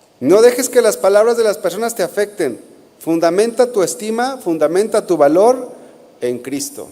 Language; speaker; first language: Spanish; native; Spanish